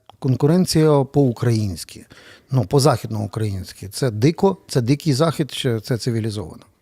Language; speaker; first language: Ukrainian; native; Ukrainian